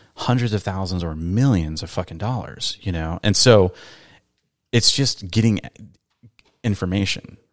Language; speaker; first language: English; native; English